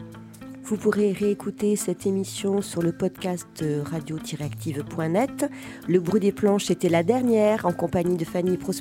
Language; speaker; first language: French; native; French